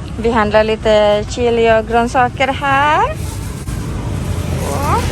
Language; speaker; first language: Swedish; non-native, learner; Indonesian